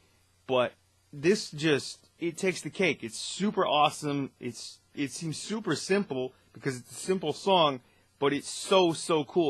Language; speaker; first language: English; native; English